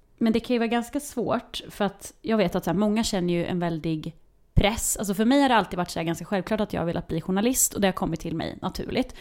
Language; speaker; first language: Swedish; native; Swedish